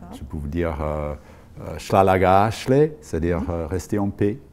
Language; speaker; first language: French; non-native, fluent; English